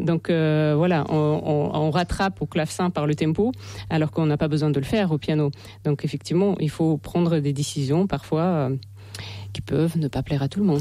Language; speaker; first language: French; non-native, fluent; Russian